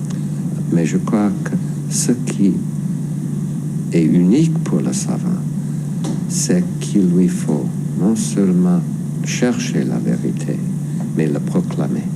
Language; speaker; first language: French; non-native, fluent; English